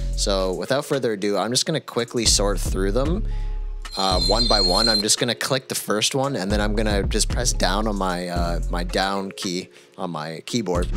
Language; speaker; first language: English; native; English